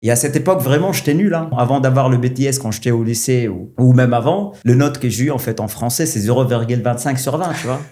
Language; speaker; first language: French; non-native, local second language; Arabic